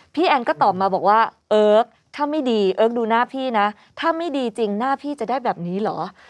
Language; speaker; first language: Thai; native; Thai